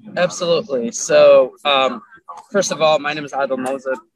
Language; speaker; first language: English; early bilingual, other home language; Arabic